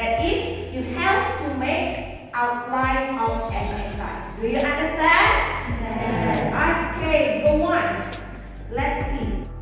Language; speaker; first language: English; non-native, fluent; Indonesian